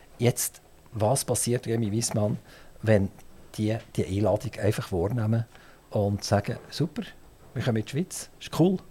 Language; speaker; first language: German; native; German